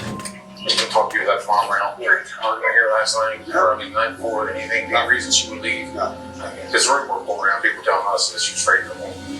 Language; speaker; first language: English; native; English